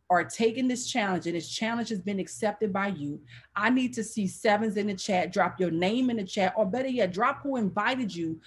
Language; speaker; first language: English; native; English